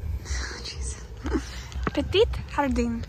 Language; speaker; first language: French; non-native, learner; English